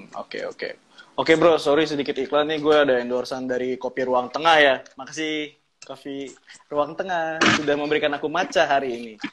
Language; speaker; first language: Indonesian; native; Indonesian